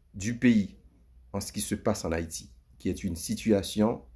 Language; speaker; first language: French; native; French